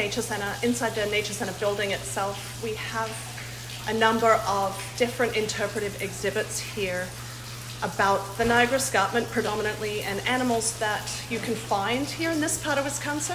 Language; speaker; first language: English; native; English